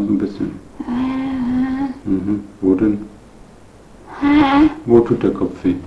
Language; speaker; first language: German; native; German